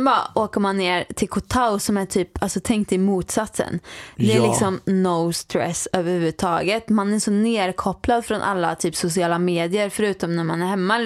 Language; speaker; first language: Swedish; native; Swedish